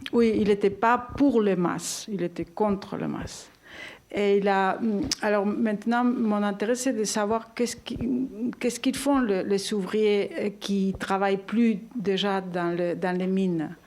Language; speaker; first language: French; non-native, fluent; Spanish